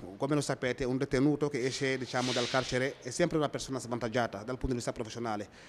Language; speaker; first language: Italian; non-native, fluent; Wolof